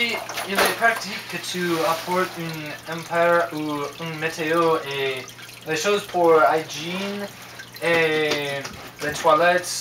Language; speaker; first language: French; non-native, learner; English